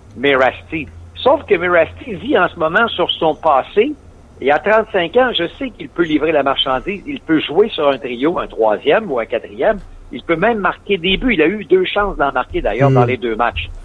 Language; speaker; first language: French; native; French